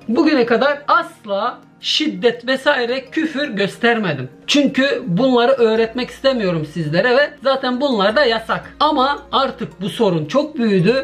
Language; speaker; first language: Turkish; early bilingual, heritage; Turkish